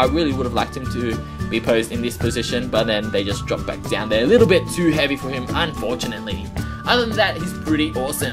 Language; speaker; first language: English; native; English